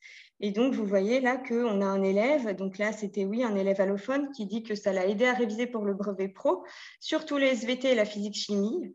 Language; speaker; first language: French; native; French